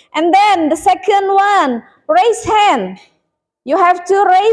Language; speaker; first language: English; non-native, fluent; Indonesian